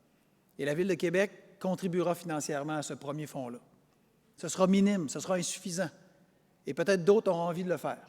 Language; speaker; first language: French; native; French